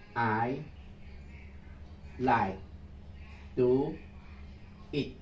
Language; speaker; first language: English; non-native, learner; Vietnamese